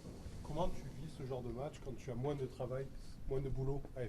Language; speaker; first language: French; native; French